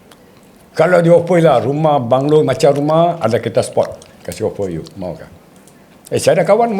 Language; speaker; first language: Malay; native; Malay